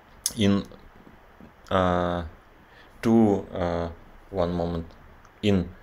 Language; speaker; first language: English; non-native, learner; Russian